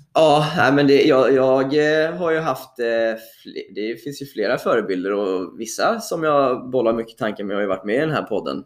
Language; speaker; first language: Swedish; native; Swedish